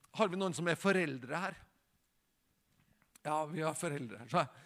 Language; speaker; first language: Norwegian; native; Norwegian